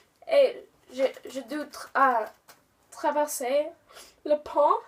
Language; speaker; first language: French; non-native, learner; English